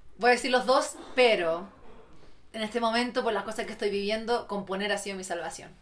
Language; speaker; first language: Spanish; native; Spanish